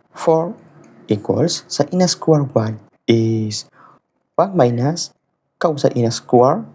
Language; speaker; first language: English; non-native, fluent; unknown